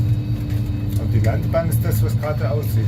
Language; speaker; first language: German; non-native, learner; English